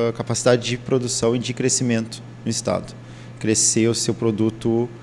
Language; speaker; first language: Portuguese; native; Portuguese